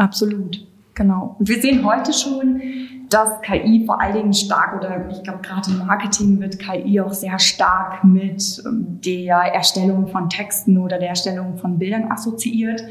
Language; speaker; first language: German; native; German